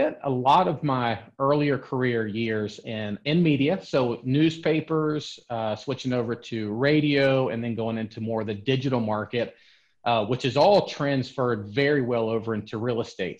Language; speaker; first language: English; native; English